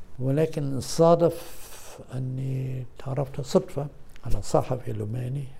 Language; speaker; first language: Arabic; non-native, fluent; German